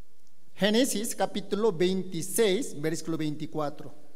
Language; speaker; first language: Spanish; non-native, learner; Korean